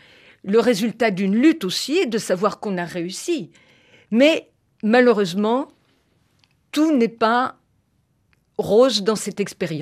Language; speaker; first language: French; native; French